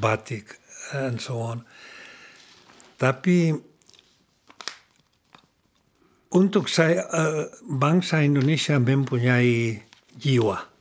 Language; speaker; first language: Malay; non-native, learner; Czech